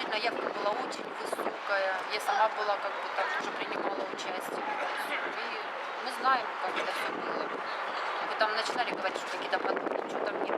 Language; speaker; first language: Russian; native; Russian